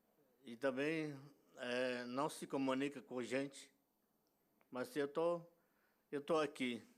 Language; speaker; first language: Portuguese; non-native, local second language; Yanomámi